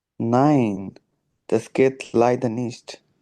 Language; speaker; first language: German; non-native, learner; Bangla